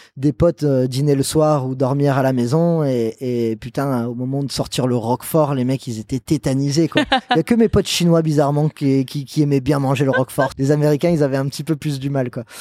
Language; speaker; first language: French; non-native, fluent; English